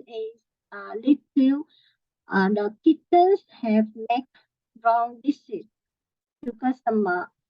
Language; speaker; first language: English; non-native, learner; Vietnamese